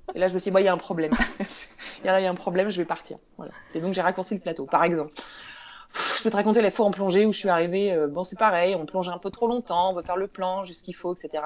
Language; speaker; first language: French; native; French